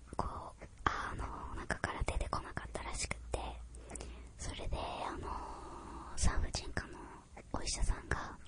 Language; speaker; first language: Japanese; early bilingual, heritage; Japanese